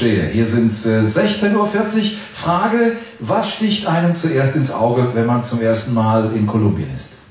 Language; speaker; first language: German; native; German